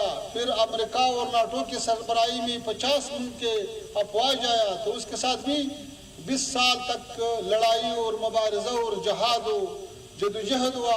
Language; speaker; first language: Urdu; non-native, fluent; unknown